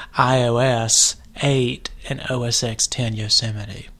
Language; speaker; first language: English; native; English